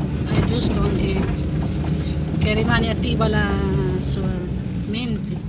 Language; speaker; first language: Italian; non-native, fluent; Filipino